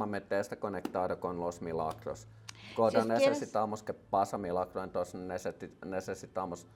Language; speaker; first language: Spanish; non-native, learner; Finnish